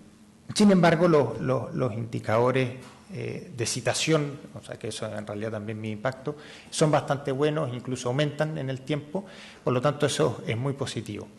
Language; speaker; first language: Spanish; native; Spanish